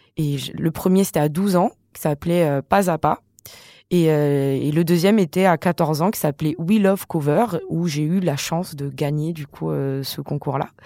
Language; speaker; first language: French; non-native, local second language; Malagasy